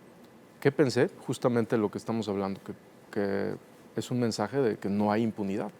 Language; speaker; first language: Spanish; native; Spanish